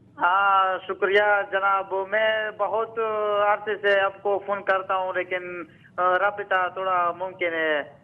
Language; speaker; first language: Urdu; non-native, local second language; Pashto